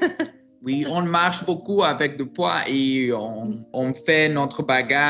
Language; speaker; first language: French; non-native, learner; Greek